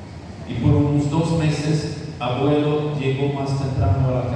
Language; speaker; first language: Spanish; non-native, fluent; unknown